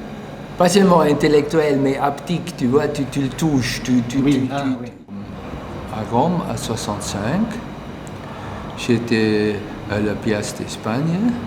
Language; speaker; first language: French; non-native, learner; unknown